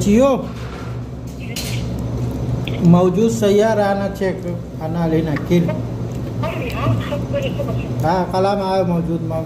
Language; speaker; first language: Arabic; non-native, learner; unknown